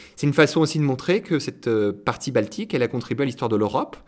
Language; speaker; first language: French; native; French